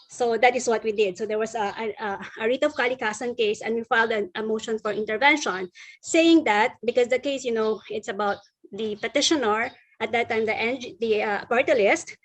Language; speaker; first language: English; non-native, local second language; Filipino